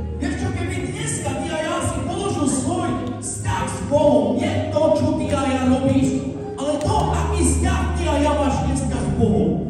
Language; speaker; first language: Slovak; non-native, local second language; Romany